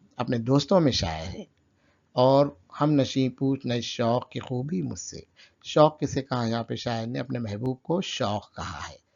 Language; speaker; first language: Urdu; native; Urdu